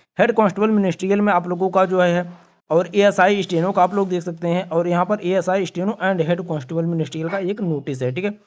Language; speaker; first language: Hindi; native; Hindi